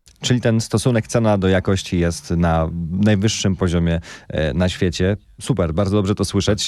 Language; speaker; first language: Polish; native; Polish